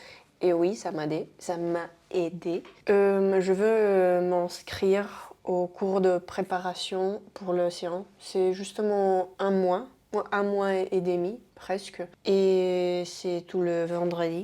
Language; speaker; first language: French; non-native, fluent; Spanish